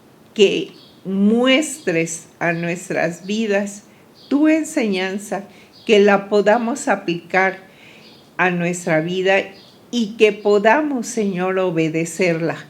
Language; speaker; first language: Spanish; native; Spanish